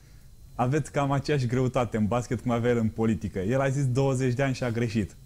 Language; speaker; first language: Romanian; native; Romanian